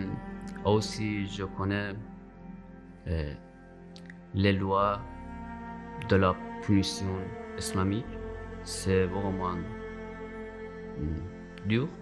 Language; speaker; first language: French; non-native, learner; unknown